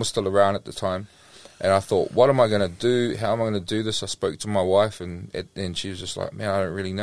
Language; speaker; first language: English; native; English